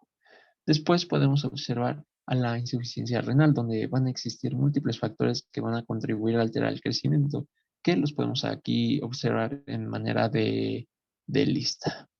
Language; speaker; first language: Spanish; native; Spanish